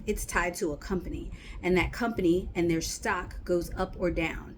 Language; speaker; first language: English; native; English